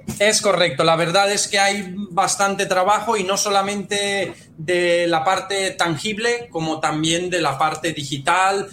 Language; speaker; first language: Spanish; non-native, fluent; Romanian